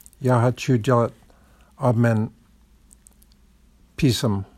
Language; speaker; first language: Russian; non-native, learner; English